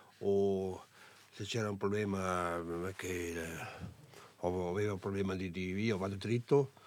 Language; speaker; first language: Italian; non-native, local second language; German